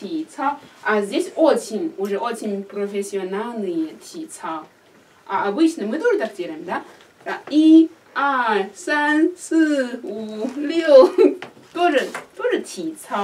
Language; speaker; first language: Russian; non-native, learner; Chinese